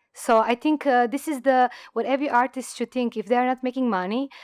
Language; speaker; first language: English; non-native, fluent; Croatian